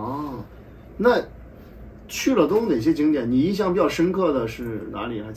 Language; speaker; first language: Chinese; native; Chinese